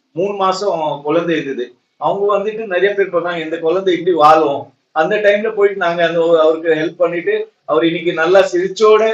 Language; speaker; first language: Tamil; non-native, local second language; Marwari